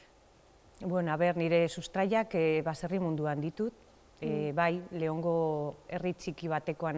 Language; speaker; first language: Basque; non-native, local second language; Spanish